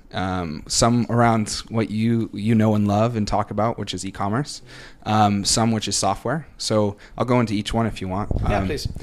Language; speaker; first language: English; native; English